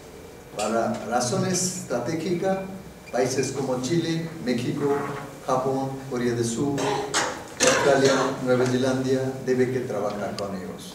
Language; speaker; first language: Spanish; non-native, fluent; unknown